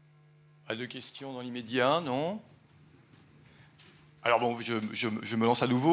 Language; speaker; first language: French; native; French